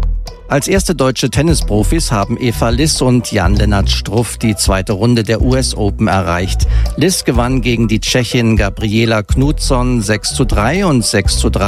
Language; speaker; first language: German; native; German